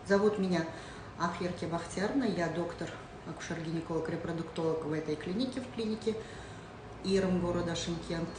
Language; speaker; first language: Russian; non-native, local second language; Kazakh